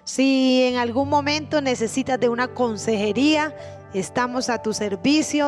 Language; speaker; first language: Spanish; native; Spanish